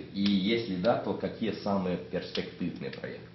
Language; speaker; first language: Russian; non-native, fluent; English